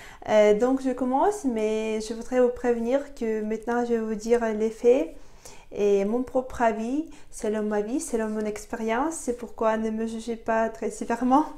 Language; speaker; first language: French; non-native, fluent; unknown